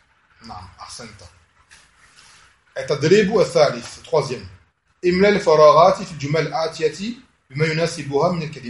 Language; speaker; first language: Arabic; non-native, fluent; French